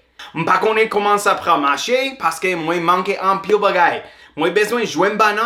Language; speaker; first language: Haitian Creole; non-native, learner; English